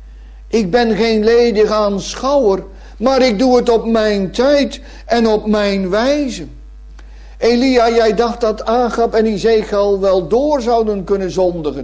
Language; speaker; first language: Dutch; native; Dutch